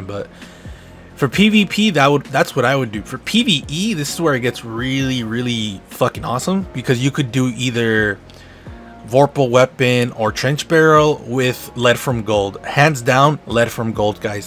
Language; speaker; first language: English; native; English